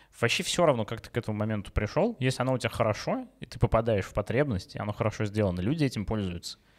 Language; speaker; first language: Russian; native; Russian